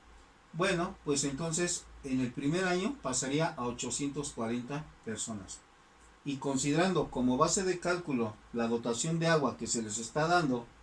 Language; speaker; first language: Spanish; native; Spanish